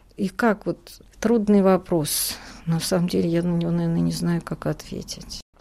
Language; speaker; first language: Russian; native; Russian